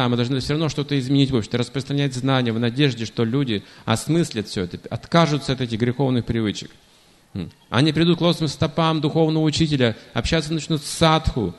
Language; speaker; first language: Russian; native; Russian